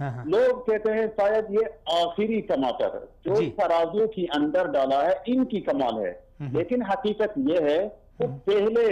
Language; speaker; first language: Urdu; non-native, learner; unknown